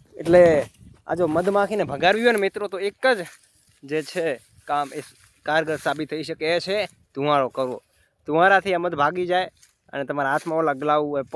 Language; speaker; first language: Gujarati; non-native, local second language; Kachhi